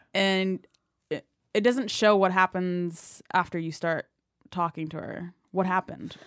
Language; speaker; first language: English; early bilingual, other home language; Amharic